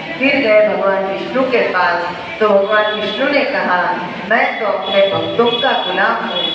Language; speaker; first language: Hindi; non-native, local second language; Marathi